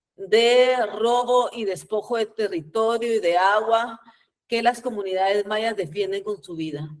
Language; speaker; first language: Spanish; native; Spanish